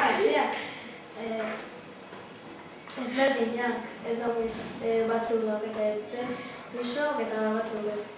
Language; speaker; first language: Basque; early bilingual, other home language; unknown